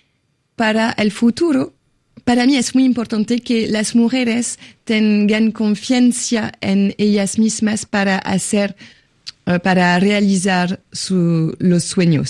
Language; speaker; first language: Spanish; non-native, fluent; French